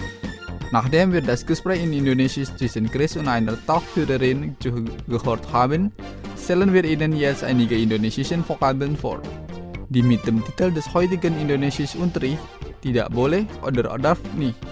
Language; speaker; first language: German; non-native, fluent; Indonesian